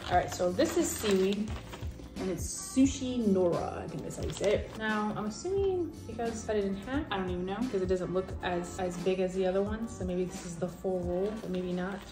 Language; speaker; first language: English; native; English